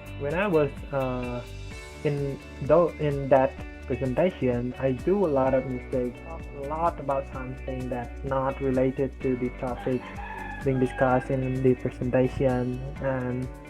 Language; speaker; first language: English; non-native, learner; Indonesian